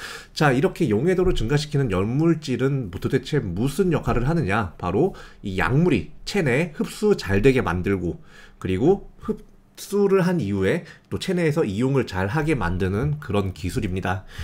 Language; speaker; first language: Korean; native; Korean